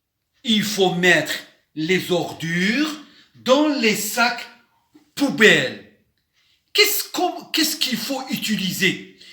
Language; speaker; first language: French; non-native, local second language; Arabic